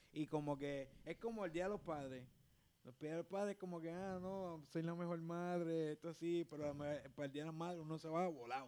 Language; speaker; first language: Spanish; early bilingual, heritage; Spanish